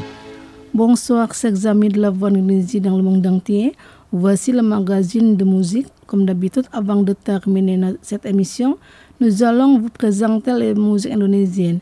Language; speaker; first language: French; non-native, fluent; Indonesian